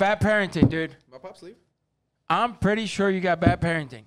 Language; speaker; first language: English; non-native, fluent; Spanish